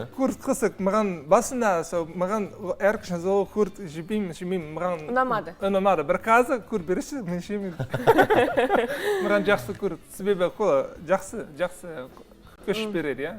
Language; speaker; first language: Kazakh; non-native, learner; Dutch